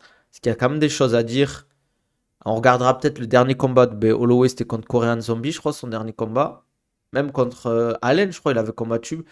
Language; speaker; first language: French; native; French